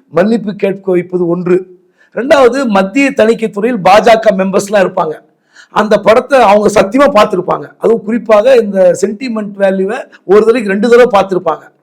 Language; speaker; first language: Tamil; native; Tamil